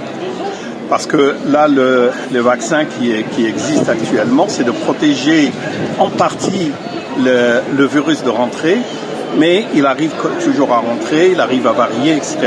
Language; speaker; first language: French; native; French